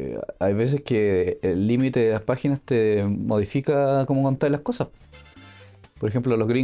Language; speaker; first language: Spanish; native; Spanish